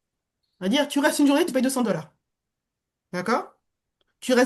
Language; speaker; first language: French; native; French